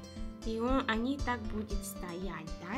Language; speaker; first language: Russian; non-native, learner; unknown